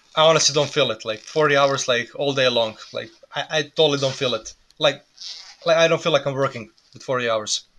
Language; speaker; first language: English; non-native, fluent; Serbian